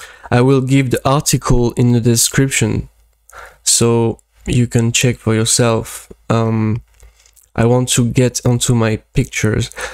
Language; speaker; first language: English; non-native, fluent; French